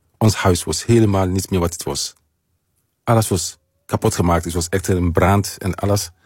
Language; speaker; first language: Dutch; non-native, fluent; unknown